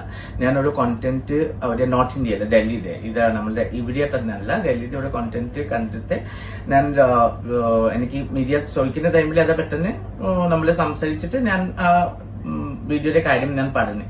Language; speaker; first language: Malayalam; non-native, fluent; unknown